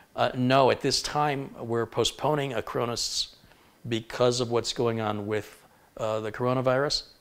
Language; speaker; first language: English; native; English